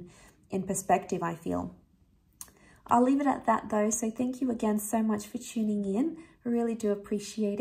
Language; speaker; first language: English; native; English